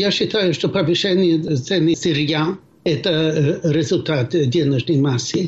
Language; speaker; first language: Russian; non-native, fluent; Swedish